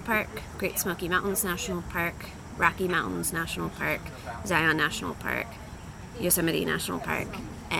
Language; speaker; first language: English; native; English